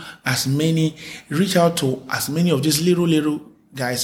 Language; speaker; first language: English; non-native, local second language; Yoruba